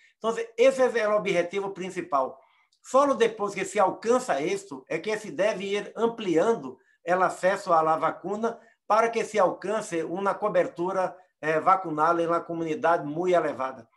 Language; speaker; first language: Portuguese; native; Portuguese